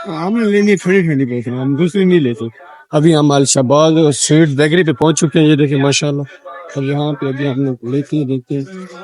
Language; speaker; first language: Urdu; non-native, local second language; Punjabi